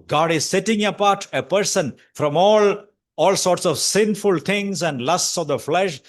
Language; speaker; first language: English; non-native, local second language; Malayalam